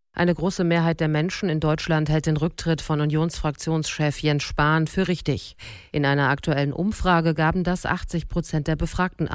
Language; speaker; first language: German; native; German